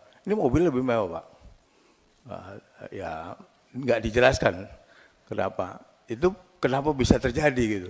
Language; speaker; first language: Indonesian; native; Indonesian